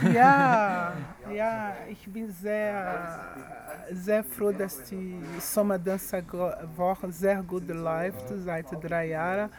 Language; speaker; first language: German; non-native, learner; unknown